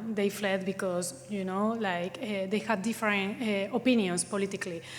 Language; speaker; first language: English; non-native, fluent; Spanish